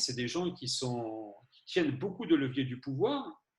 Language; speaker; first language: French; native; French